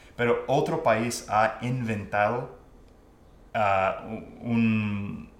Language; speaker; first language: Spanish; non-native, fluent; English